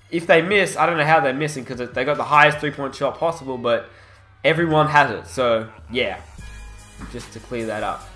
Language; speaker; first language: English; native; English